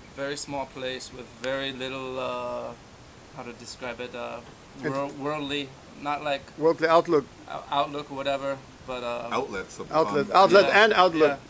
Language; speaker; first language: English; native; English